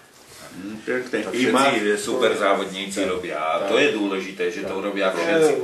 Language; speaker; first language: Polish; non-native, learner; Slovak